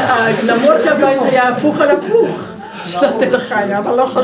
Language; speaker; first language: Hebrew; non-native, fluent; Polish